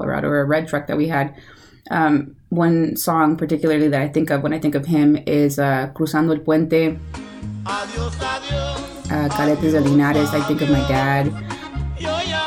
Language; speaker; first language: English; early bilingual, other home language; Spanish